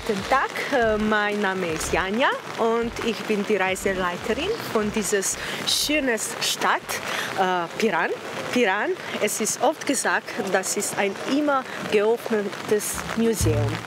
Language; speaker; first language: German; non-native, learner; Slovenian